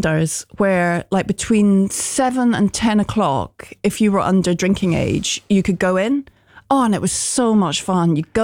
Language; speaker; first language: English; native; English